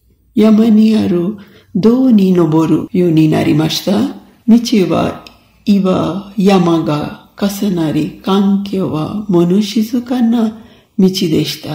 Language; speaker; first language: Japanese; non-native, fluent; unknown